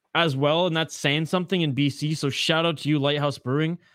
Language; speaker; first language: English; native; English